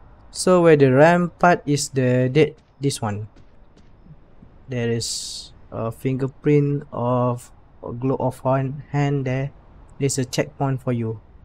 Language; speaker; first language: English; non-native, local second language; Malay